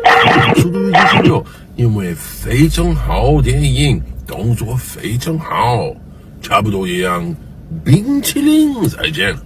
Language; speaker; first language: Chinese; non-native, learner; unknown